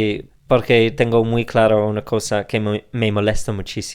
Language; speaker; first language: Spanish; non-native, fluent; English